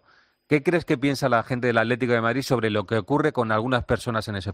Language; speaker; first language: Spanish; native; Spanish